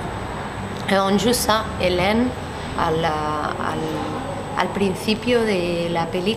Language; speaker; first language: French; non-native, learner; Spanish